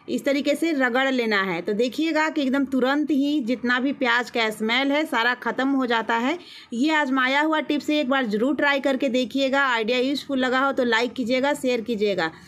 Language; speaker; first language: Hindi; native; Hindi